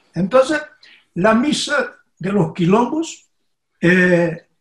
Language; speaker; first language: Spanish; non-native, fluent; Portuguese